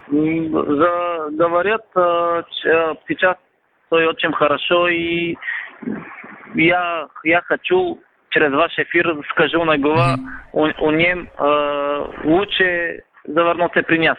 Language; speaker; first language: Russian; non-native, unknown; Bulgarian